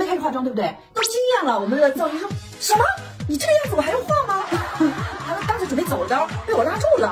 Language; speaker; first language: Chinese; native; Chinese